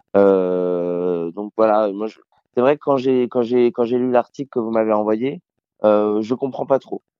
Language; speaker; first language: French; native; French